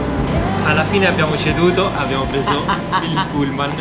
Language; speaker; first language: Italian; native; Italian